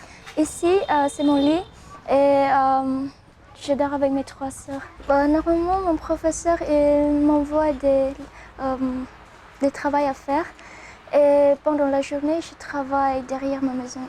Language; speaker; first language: French; non-native, learner; Khmer